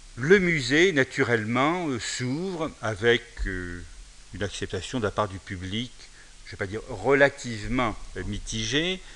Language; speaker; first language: French; native; French